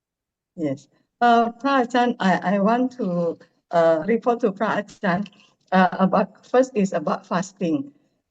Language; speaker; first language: English; non-native, learner; Indonesian